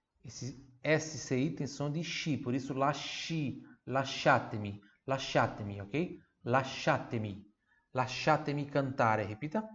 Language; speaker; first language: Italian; non-native, fluent; Portuguese